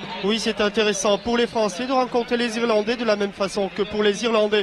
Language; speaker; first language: French; native; French